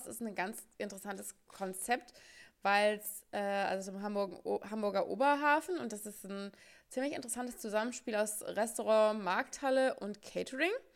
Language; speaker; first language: German; native; German